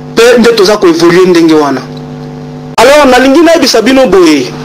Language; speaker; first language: Lingala; native; Lingala